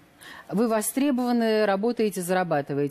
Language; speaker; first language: Russian; native; Russian